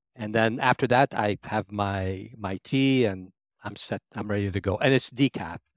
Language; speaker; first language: English; early bilingual, other home language; Arabic